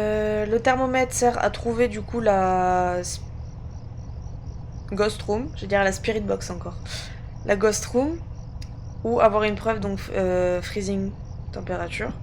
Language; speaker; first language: French; native; French